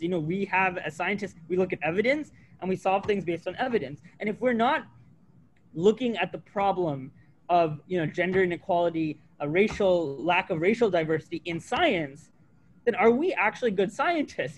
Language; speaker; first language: English; native; English